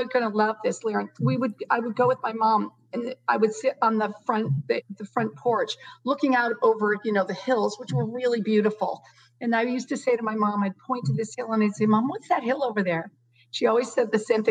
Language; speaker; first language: English; native; English